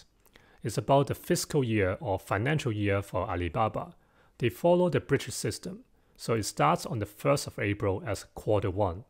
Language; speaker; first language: English; non-native, local second language; Cantonese